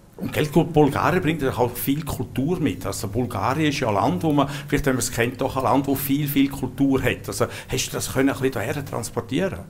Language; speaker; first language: German; native; German